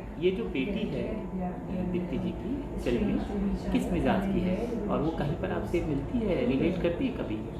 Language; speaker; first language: Hindi; native; Hindi